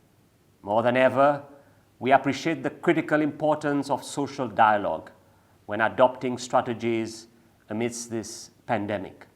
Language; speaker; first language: English; non-native, local second language; Seselwa Creole French